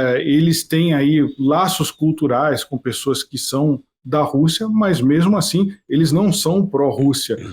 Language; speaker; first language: Portuguese; native; Portuguese